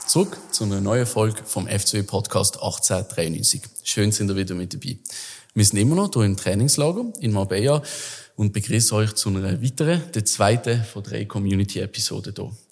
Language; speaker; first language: German; native; German